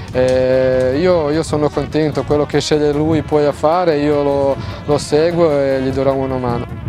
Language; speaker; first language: Italian; non-native, fluent; Serbian